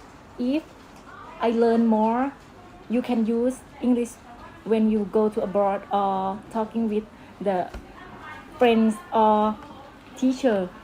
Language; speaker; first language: English; non-native, learner; Thai